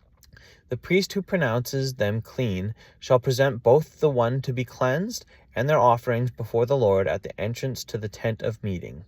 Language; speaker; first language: English; native; English